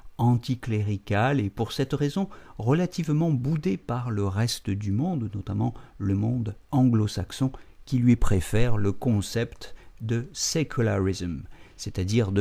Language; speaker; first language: French; native; French